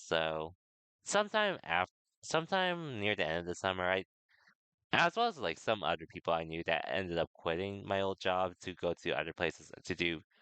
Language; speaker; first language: English; native; English